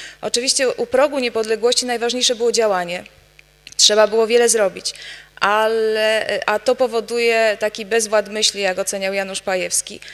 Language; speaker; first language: Polish; native; Polish